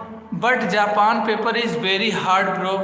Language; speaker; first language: English; non-native, learner; Hindi